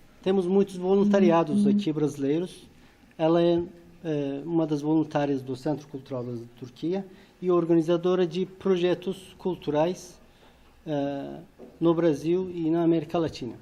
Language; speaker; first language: Portuguese; non-native, fluent; Turkish